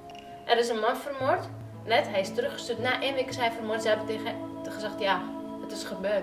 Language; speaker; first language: Dutch; early bilingual, other home language; Arabic